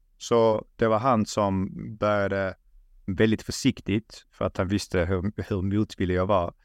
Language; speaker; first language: Swedish; early bilingual, other home language; Russian